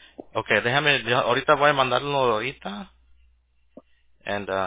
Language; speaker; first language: Spanish; early bilingual, heritage; Spanish